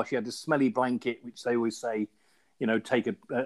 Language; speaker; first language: English; native; English